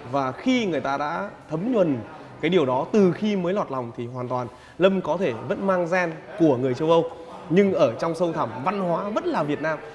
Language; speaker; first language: Vietnamese; native; Vietnamese